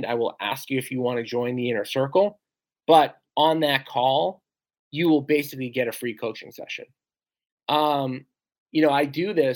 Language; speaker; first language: English; native; English